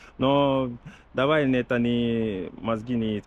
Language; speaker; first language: Russian; non-native, learner; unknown